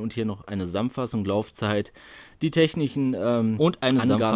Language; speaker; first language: German; native; German